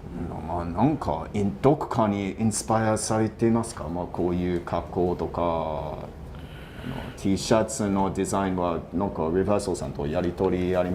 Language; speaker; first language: Japanese; non-native, fluent; English